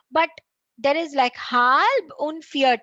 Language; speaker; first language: German; non-native, learner; Tamil